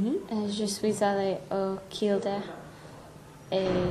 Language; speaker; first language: French; non-native, learner; English